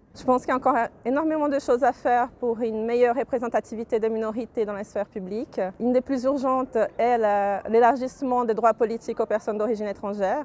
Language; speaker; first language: French; non-native, fluent; Portuguese